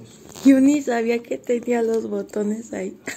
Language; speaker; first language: Spanish; native; Spanish